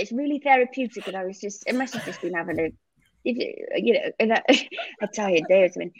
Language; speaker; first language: English; native; English